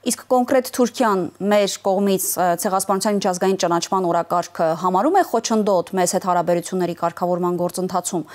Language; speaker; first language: Armenian; native; Armenian